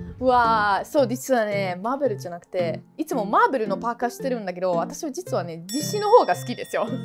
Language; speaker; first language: Japanese; non-native, fluent; Italian